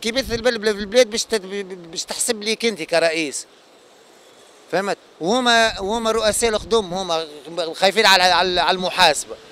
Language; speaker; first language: Arabic; native; Arabic